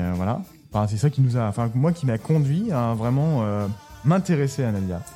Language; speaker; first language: French; native; French